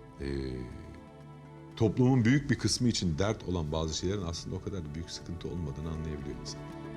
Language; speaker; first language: Turkish; native; Turkish